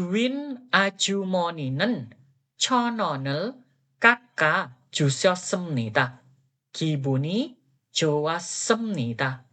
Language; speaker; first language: Korean; non-native, fluent; Indonesian